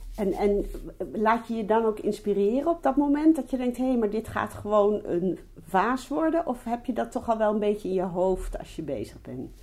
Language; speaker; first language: Dutch; native; Dutch